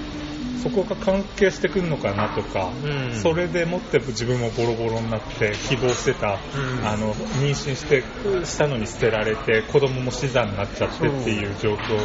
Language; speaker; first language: Japanese; native; Japanese